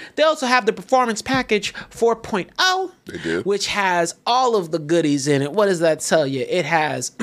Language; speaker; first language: English; native; English